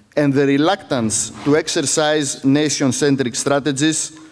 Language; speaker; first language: English; non-native, fluent; Greek